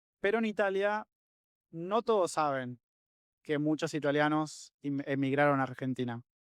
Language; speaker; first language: Spanish; native; Spanish